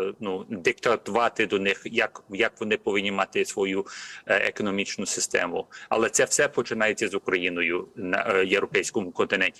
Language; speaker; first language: Ukrainian; early bilingual, heritage; Ukrainian